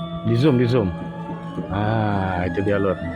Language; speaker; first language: Indonesian; native; Indonesian